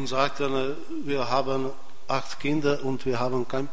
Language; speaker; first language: German; non-native, fluent; Czech